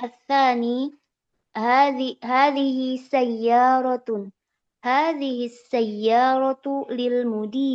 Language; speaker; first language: Arabic; non-native, learner; Indonesian